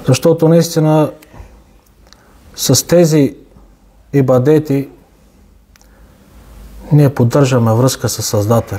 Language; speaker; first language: Bulgarian; non-native, local second language; Turkish